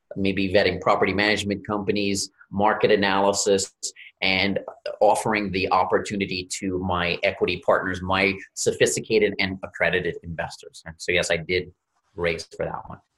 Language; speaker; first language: English; native; English